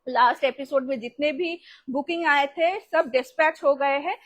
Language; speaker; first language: Hindi; non-native, local second language; Bangla